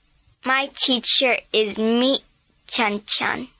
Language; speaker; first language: English; non-native, learner; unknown